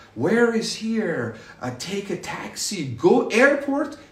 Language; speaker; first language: English; non-native, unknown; Persian